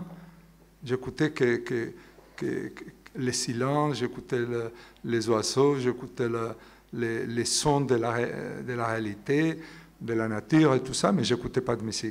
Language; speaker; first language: French; non-native, fluent; Spanish